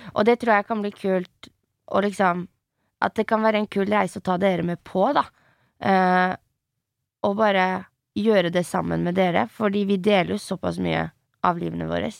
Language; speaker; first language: Norwegian; early bilingual, other home language; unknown